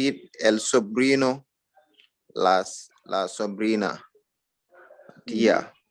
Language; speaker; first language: Spanish; non-native, learner; French